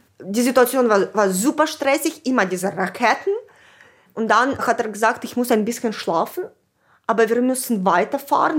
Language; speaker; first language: German; non-native, fluent; Ukrainian